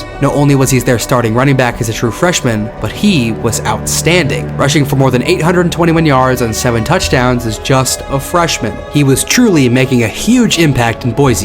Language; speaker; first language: English; native; English